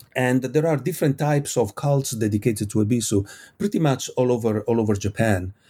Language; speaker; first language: English; non-native, fluent; Italian